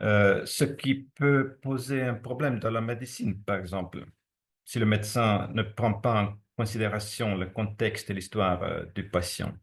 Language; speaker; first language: French; non-native, fluent; Estonian